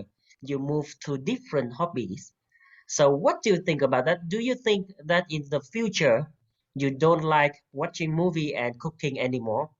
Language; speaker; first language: English; non-native, fluent; Vietnamese